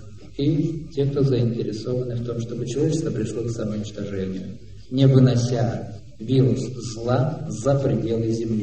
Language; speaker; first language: Russian; native; Russian